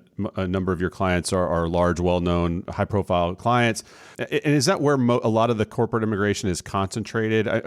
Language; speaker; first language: English; native; English